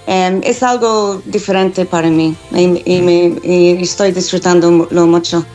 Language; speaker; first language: Spanish; non-native, fluent; English